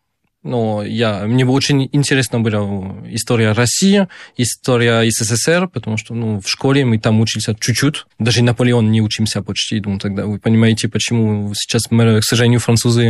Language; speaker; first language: Russian; non-native, fluent; French